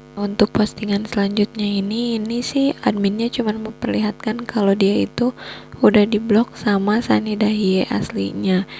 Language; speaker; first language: Indonesian; native; Indonesian